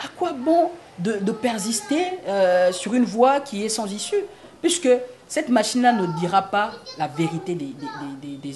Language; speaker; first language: French; non-native, local second language; Lingala